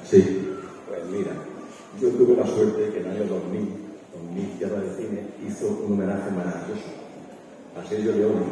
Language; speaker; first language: Spanish; native; Spanish